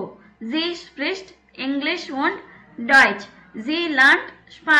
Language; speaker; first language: German; non-native, fluent; Tamil